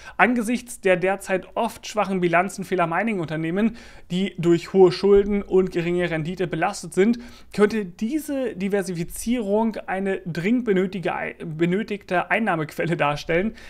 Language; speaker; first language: German; native; German